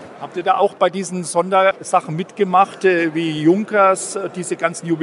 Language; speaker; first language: German; native; German